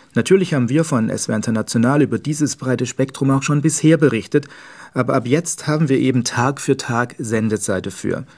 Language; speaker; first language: German; native; German